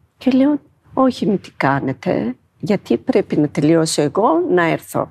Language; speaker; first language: Greek; non-native, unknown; Amharic